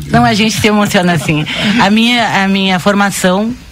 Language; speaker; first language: Portuguese; native; Portuguese